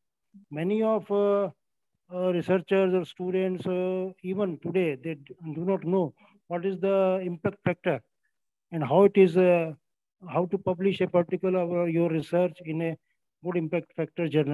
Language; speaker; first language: English; non-native, local second language; Hindi